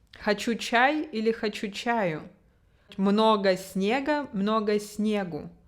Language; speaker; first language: Russian; native; Russian